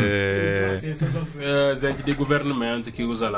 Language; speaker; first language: Portuguese; non-native, learner; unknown